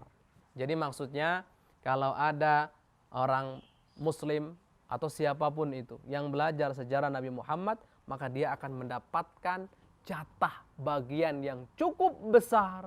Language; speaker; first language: Indonesian; native; Indonesian